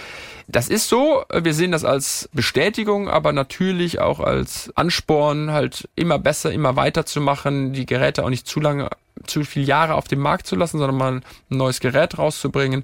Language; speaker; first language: German; native; German